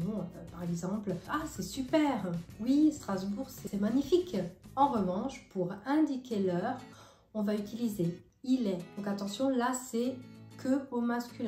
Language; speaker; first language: French; non-native, fluent; Italian